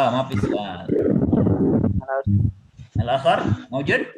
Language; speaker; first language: Arabic; non-native, fluent; Indonesian